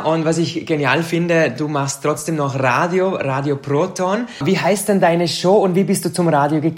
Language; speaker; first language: German; native; German